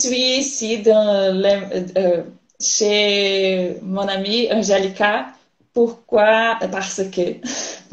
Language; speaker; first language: French; non-native, learner; Portuguese